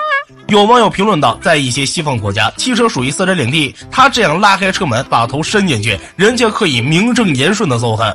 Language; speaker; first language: Chinese; native; Chinese